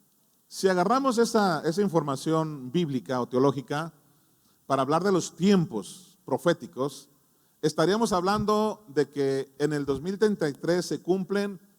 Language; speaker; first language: Spanish; native; Spanish